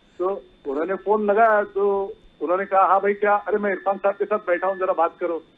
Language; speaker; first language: Hindi; non-native, local second language; Marathi